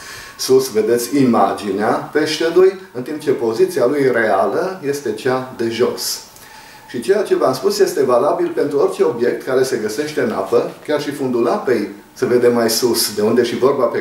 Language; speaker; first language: Romanian; native; Romanian